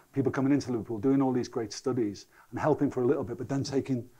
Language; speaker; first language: English; native; English